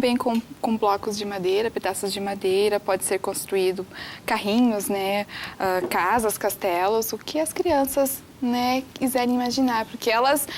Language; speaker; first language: Portuguese; native; Portuguese